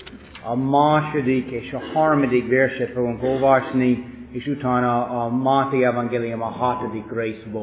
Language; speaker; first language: Hungarian; non-native, fluent; English